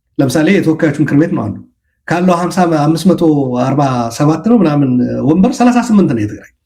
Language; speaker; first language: Amharic; non-native, local second language; Tigrinya